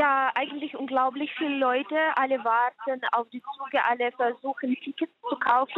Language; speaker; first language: German; non-native, fluent; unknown